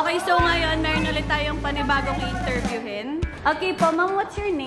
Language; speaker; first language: Filipino; native; Filipino